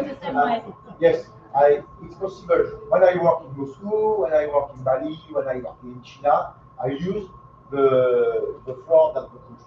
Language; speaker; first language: English; non-native, learner; French